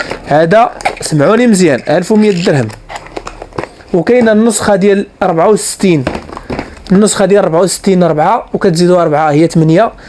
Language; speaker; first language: Arabic; native; Arabic